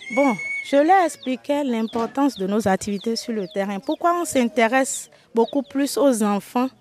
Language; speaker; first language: French; non-native, local second language; Fon